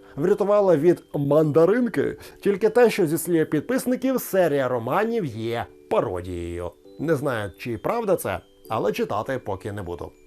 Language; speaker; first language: Ukrainian; native; Ukrainian